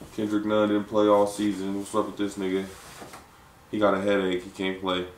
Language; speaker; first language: English; native; English